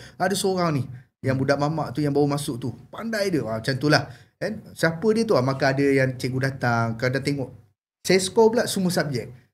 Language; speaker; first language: Malay; non-native, local second language; Tamil